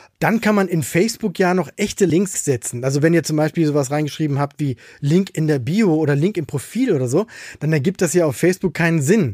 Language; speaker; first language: German; native; German